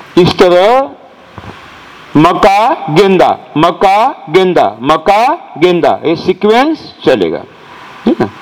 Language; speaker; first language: Hindi; non-native, local second language; Marathi